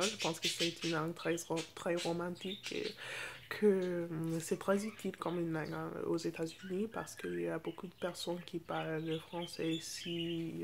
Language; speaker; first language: French; non-native, fluent; English